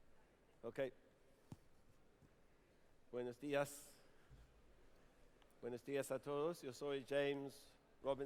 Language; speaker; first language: Spanish; non-native, fluent; English